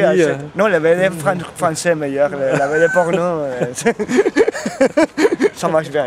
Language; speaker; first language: French; non-native, learner; Catalan